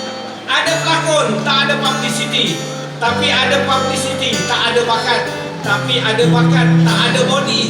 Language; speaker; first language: Malay; native; Malay